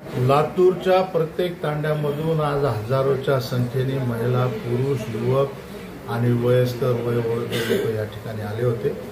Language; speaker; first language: Marathi; non-native, local second language; Lambadi